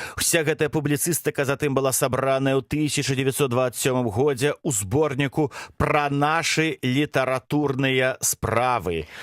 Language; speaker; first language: Belarusian; non-native, local second language; Russian